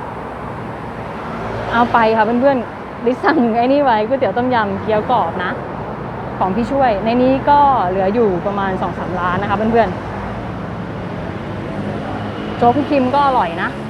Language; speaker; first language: Thai; native; Thai